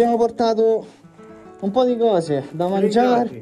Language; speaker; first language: Italian; native; Italian